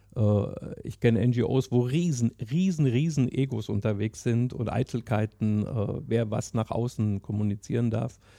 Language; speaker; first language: German; non-native, fluent; English